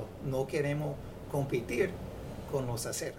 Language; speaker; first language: Spanish; non-native, fluent; English